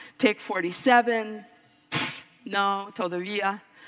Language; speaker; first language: Spanish; non-native, learner; English